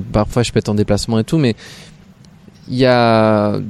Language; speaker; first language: French; native; French